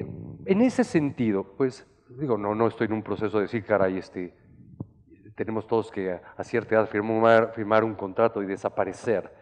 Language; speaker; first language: Spanish; native; Spanish